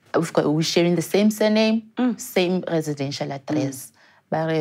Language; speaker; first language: English; non-native, local second language; Southern Sotho